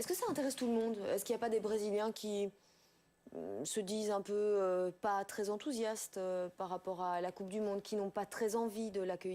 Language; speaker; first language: French; native; French